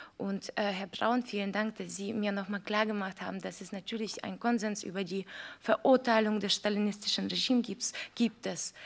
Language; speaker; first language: German; non-native, fluent; Ukrainian